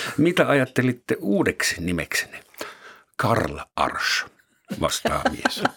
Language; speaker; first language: Finnish; non-native, fluent; German